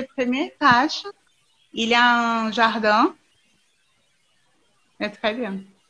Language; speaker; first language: French; non-native, learner; Portuguese